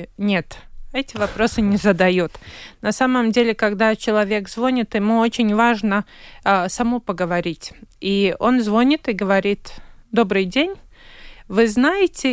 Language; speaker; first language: Russian; non-native, local second language; Latvian